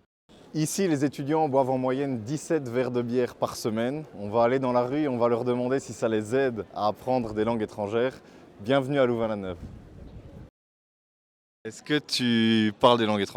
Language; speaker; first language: French; native; French